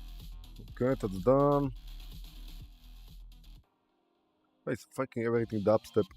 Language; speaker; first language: English; non-native, learner; Slovak